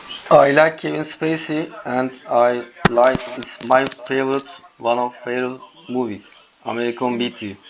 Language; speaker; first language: English; non-native, learner; Turkish